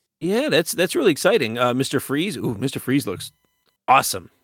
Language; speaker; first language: English; native; English